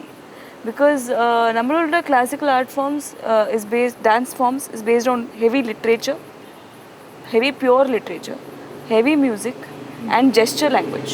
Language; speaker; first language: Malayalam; non-native, fluent; Tamil